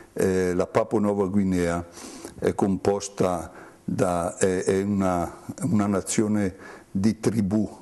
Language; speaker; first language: Italian; native; Italian